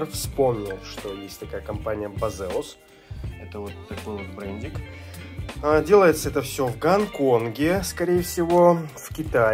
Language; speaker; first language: Russian; native; Russian